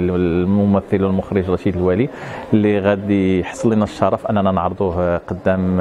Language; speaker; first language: Arabic; native; Arabic